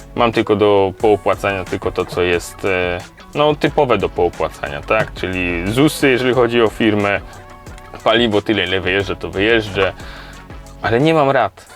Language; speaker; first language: Polish; native; Polish